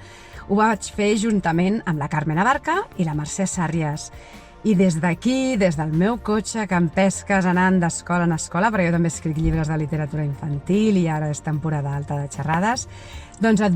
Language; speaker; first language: Catalan; native; Catalan